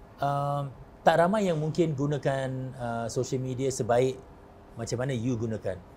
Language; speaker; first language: Malay; native; Malay